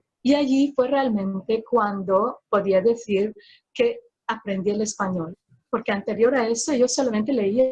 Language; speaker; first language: Spanish; non-native, fluent; Filipino